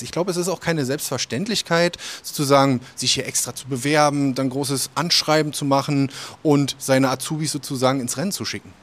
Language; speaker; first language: German; native; German